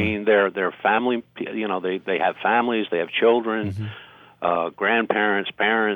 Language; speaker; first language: English; native; English